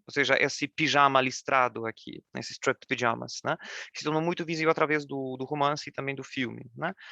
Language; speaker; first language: Portuguese; non-native, fluent; Polish